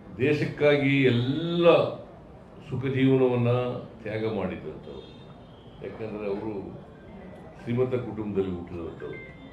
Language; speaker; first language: Kannada; native; Kannada